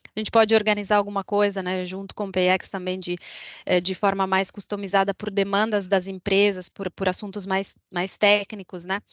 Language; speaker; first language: Portuguese; non-native, fluent; Italian